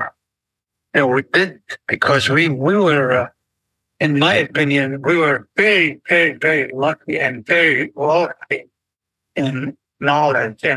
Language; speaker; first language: English; non-native, fluent; Arabic